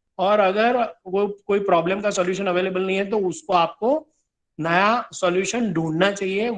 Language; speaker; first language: Hindi; non-native, local second language; Gujarati